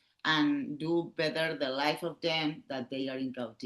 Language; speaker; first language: English; non-native, learner; Catalan